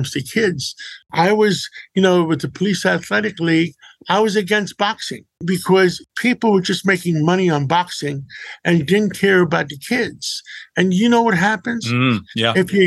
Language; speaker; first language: English; early bilingual, other home language; Greek